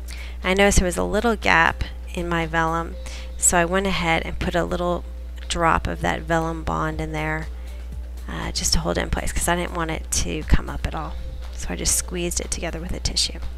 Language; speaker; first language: English; native; English